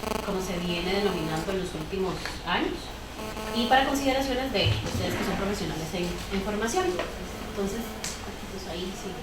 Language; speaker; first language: Spanish; native; Spanish